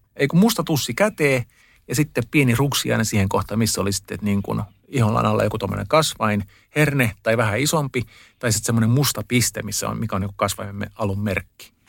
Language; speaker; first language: Finnish; early bilingual, heritage; Finnish